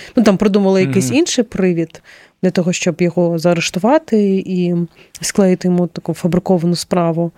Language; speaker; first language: Ukrainian; non-native, local second language; Russian